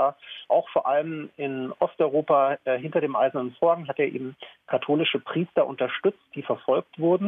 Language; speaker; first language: German; native; German